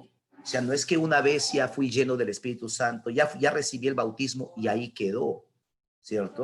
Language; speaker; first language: Spanish; native; Spanish